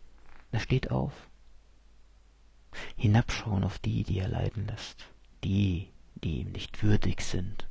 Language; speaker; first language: German; native; German